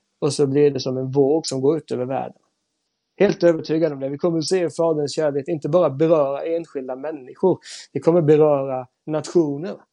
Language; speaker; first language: Swedish; native; Swedish